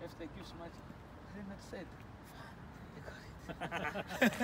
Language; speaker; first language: Swedish; non-native, learner; Lingala